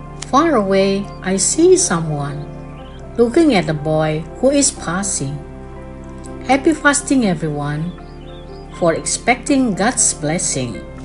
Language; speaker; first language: English; non-native, fluent; Indonesian